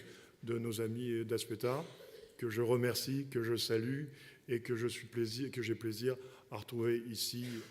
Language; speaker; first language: French; native; French